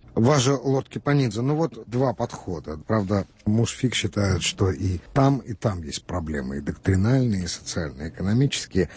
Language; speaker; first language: Russian; native; Russian